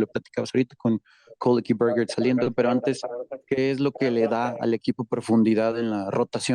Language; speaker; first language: Spanish; native; Spanish